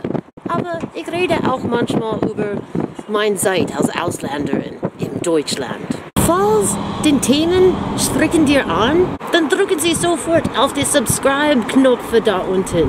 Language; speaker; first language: German; non-native, fluent; English